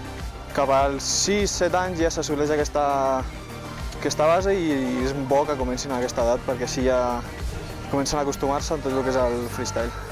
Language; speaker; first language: Catalan; native; Catalan